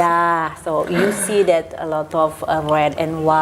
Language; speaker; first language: English; non-native, fluent; Indonesian